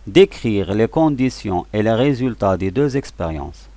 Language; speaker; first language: French; non-native, local second language; Arabic